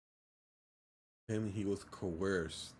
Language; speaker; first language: English; early bilingual, other home language; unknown